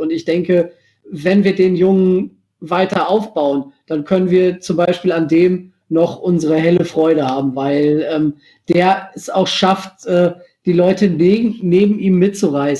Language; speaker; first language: German; native; German